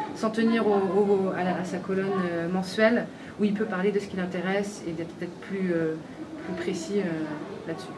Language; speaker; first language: French; native; French